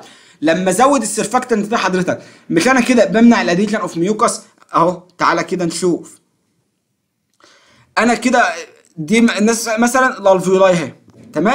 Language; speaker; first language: Arabic; native; Arabic